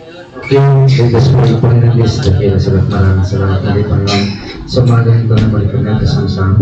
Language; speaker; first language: Filipino; native; Filipino